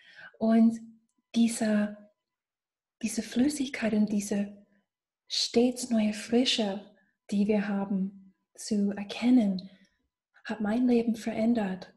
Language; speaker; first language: German; non-native, fluent; English